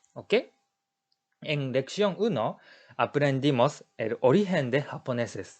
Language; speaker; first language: Spanish; non-native, learner; Japanese